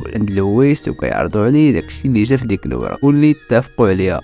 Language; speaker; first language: Arabic; native; Arabic